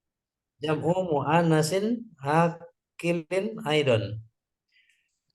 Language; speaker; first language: Arabic; non-native, learner; Indonesian